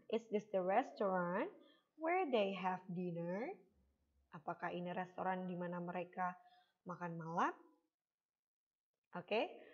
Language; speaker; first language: English; non-native, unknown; Indonesian